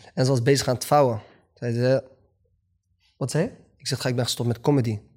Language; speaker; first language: Dutch; early bilingual, other home language; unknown